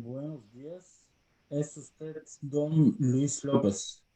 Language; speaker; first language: Spanish; non-native, learner; Bulgarian